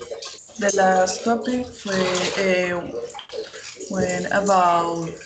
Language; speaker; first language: English; non-native, learner; Spanish